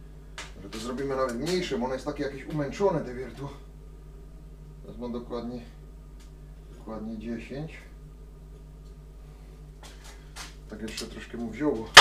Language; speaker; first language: Polish; native; Polish